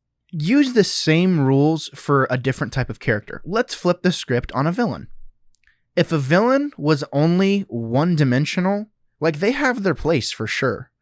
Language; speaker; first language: English; native; English